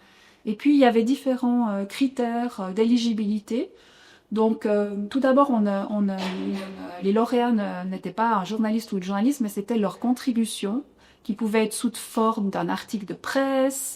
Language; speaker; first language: French; native; French